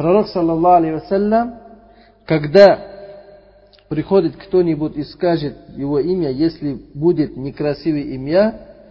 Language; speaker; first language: Russian; non-native, fluent; Uzbek